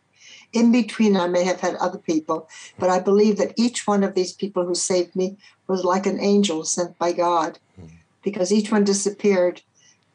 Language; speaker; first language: English; early bilingual, other home language; Polish